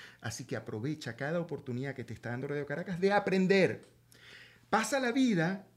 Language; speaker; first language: Spanish; native; Spanish